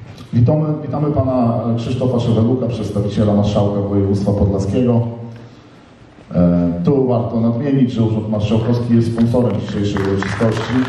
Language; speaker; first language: Polish; native; Polish